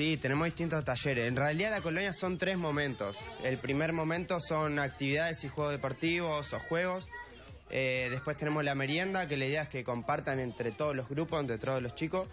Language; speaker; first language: Spanish; native; Spanish